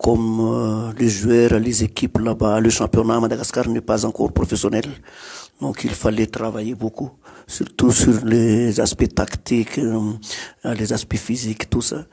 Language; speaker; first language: French; non-native, local second language; Malagasy